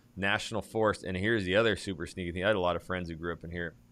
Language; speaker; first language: English; native; English